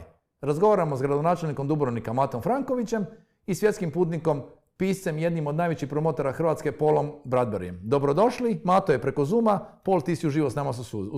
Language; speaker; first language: Croatian; native; Croatian